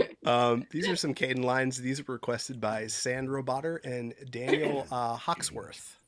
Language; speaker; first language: English; native; English